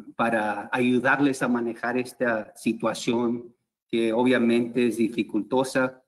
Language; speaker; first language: Spanish; early bilingual, heritage; Spanish